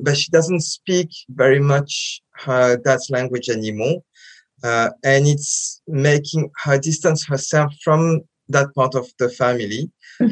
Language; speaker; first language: English; non-native, fluent; French